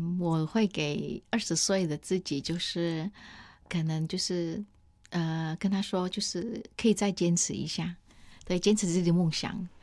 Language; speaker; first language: Chinese; non-native, fluent; Indonesian